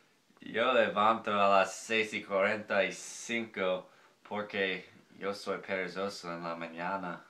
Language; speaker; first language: Spanish; non-native, learner; English